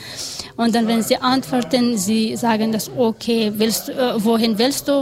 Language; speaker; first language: German; non-native, learner; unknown